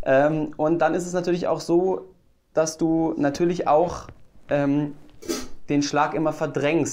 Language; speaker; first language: German; native; German